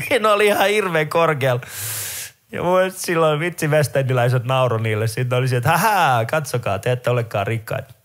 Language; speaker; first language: Finnish; early bilingual, other home language; Persian